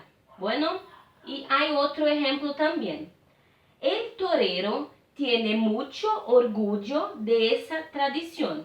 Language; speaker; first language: Spanish; non-native, fluent; Portuguese